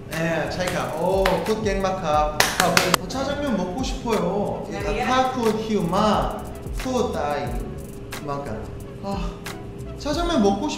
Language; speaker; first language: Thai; non-native, learner; Korean